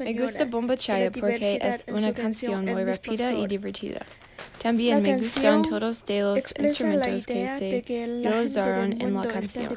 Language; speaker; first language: Spanish; non-native, learner; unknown